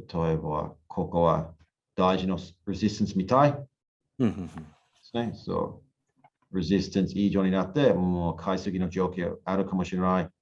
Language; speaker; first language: Japanese; non-native, learner; English